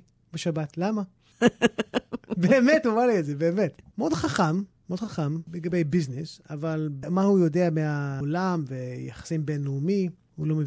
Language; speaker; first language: Hebrew; early bilingual, heritage; English